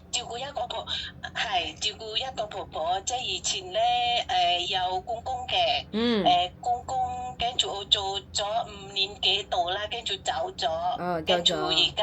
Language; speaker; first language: Cantonese; non-native, fluent; Indonesian